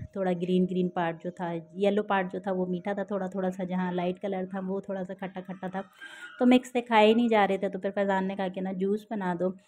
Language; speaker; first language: Urdu; native; Urdu